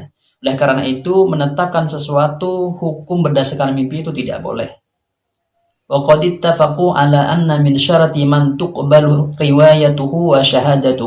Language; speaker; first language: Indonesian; native; Indonesian